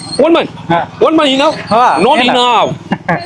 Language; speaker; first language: English; non-native, learner; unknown